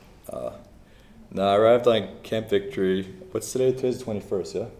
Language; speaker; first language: English; native; English